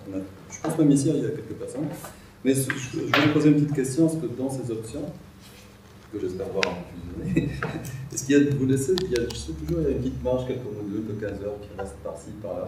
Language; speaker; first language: French; non-native, local second language; Arabic